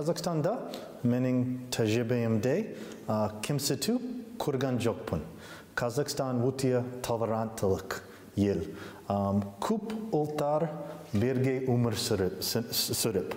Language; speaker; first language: Kazakh; non-native, learner; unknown